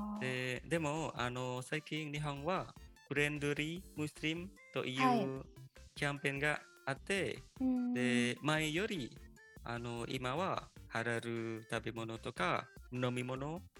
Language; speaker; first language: Japanese; non-native, fluent; Indonesian